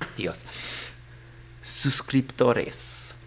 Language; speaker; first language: Spanish; non-native, learner; English